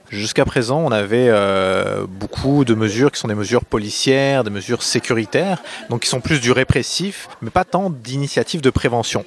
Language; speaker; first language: French; native; French